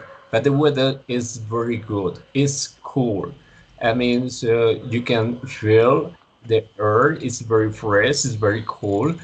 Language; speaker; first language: English; non-native, learner; Spanish